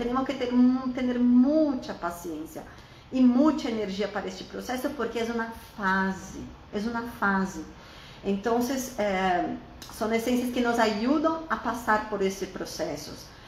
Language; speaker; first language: Spanish; non-native, fluent; Portuguese